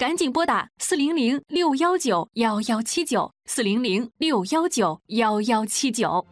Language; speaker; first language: Chinese; native; Chinese